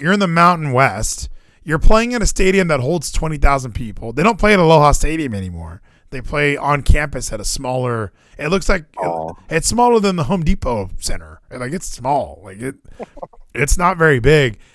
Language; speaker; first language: English; native; English